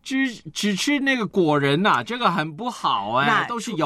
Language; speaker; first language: Chinese; native; Chinese